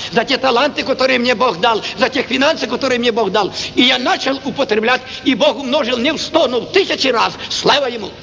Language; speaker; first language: Russian; non-native, local second language; Ukrainian